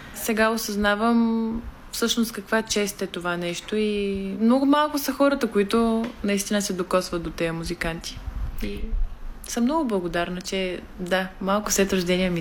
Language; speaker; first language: Bulgarian; native; Bulgarian